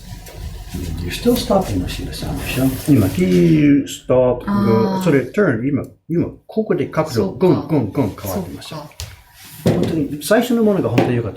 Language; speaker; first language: Japanese; non-native, fluent; English